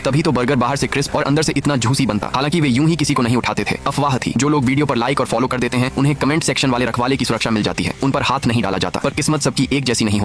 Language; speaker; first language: Hindi; native; Hindi